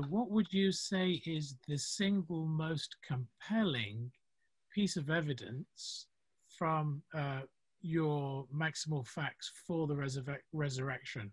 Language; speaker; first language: English; native; English